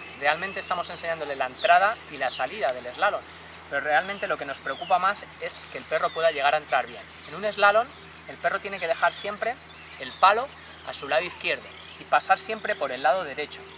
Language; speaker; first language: Spanish; native; Spanish